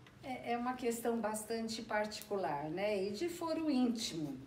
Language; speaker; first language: Portuguese; native; Portuguese